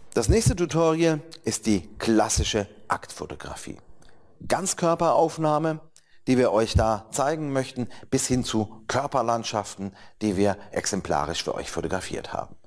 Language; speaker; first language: German; native; German